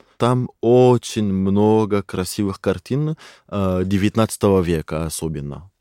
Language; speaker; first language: Russian; non-native, fluent; French